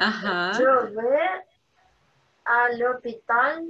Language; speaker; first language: French; non-native, learner; Russian